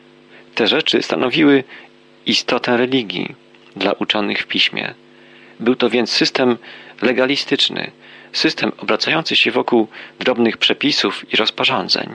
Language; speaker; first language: Polish; native; Polish